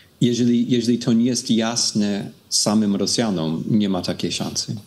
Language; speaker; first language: Polish; non-native, fluent; English